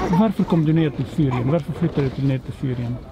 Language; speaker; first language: Swedish; native; Swedish